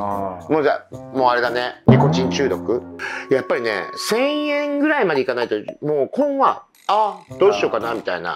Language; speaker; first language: Japanese; native; Japanese